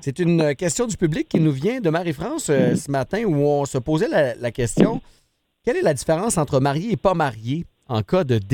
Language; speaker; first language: French; native; French